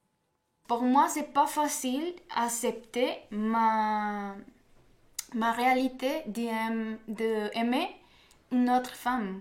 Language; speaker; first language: French; non-native, learner; Spanish